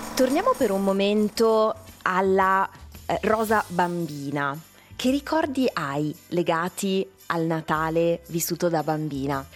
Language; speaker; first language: Italian; native; Italian